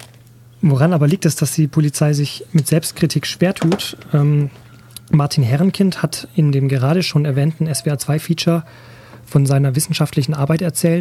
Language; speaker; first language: German; native; German